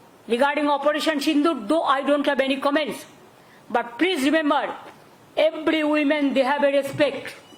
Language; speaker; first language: English; non-native, local second language; Bangla